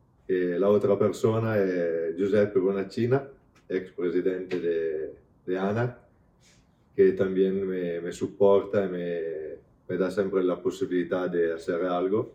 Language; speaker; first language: Spanish; non-native, fluent; Italian